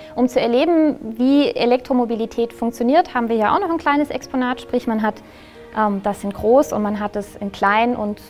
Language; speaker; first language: German; native; German